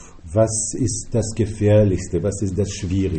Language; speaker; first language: German; non-native, fluent; Russian